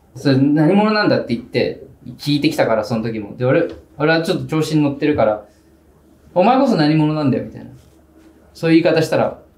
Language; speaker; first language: Japanese; native; Japanese